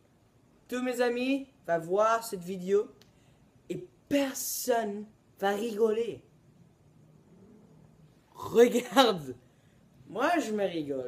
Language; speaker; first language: French; non-native, learner; English